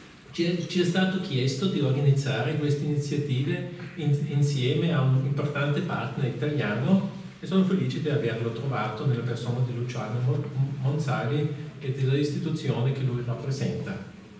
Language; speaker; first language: Italian; non-native, fluent; German